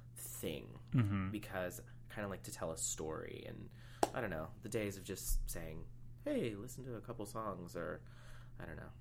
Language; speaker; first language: English; native; English